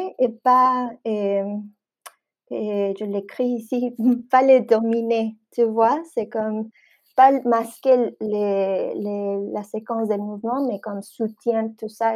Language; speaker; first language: French; non-native, fluent; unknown